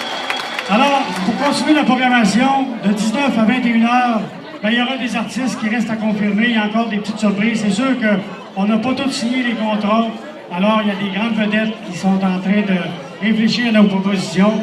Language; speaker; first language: French; native; French